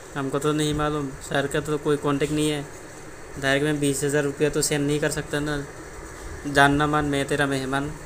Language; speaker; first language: Hindi; non-native, local second language; Marathi